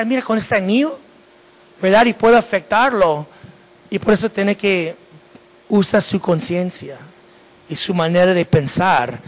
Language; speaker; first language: Spanish; non-native, fluent; English